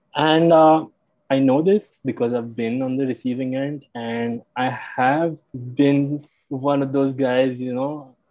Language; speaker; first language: English; non-native, local second language; Hindi